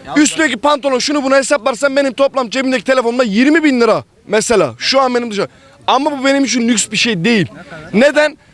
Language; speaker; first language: Turkish; native; Turkish